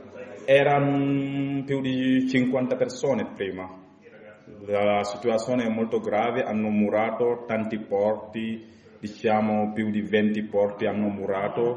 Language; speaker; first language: Italian; non-native, learner; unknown